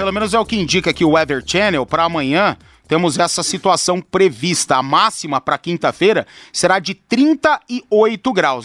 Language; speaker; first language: Portuguese; native; Portuguese